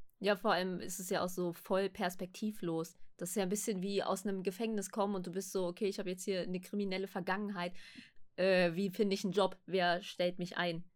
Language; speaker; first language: German; native; German